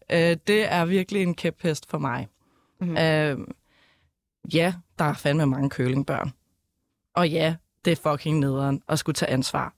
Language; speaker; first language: Danish; native; Danish